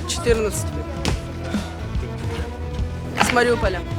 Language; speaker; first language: Russian; native; Russian